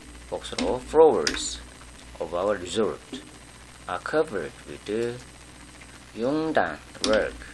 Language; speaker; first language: English; non-native, fluent; Korean